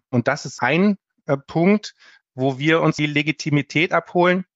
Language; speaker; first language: German; native; German